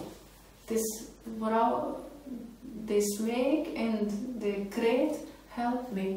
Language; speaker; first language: Dutch; non-native, fluent; Portuguese